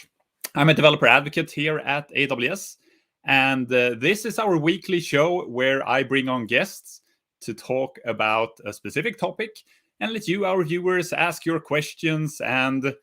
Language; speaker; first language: English; non-native, fluent; Swedish